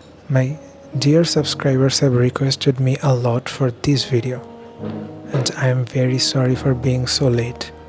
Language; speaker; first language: English; non-native, fluent; Bangla